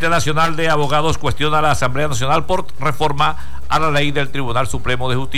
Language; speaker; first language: Spanish; native; Spanish